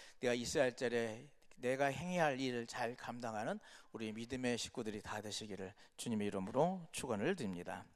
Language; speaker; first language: Korean; native; Korean